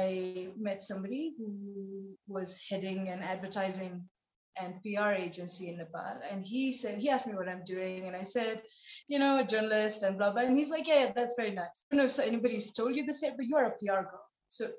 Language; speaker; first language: English; non-native, local second language; Nepali